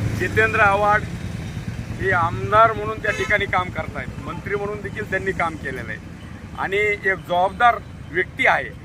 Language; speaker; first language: Marathi; native; Marathi